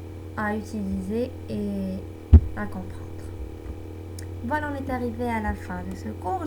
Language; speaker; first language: French; non-native, local second language; Arabic